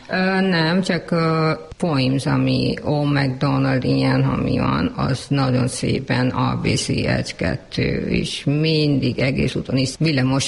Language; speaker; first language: Hungarian; non-native, learner; Urdu